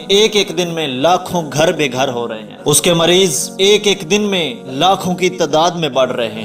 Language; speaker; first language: Urdu; native; Urdu